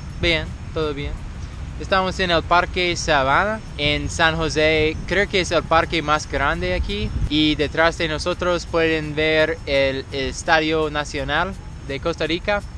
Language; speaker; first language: Spanish; non-native, learner; English